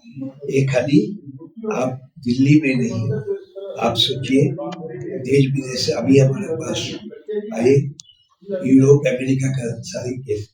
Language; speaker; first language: Hindi; non-native, local second language; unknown